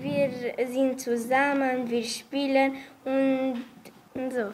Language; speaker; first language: German; non-native, learner; Romanian